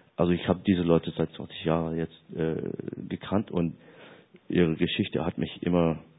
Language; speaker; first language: German; non-native, fluent; English